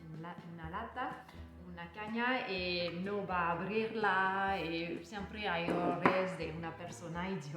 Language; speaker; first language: Spanish; non-native, learner; French